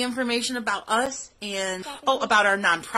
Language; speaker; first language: English; native; English